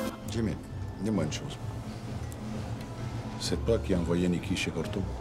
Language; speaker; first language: French; native; French